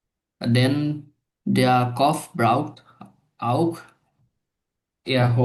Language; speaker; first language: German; non-native, learner; Bangla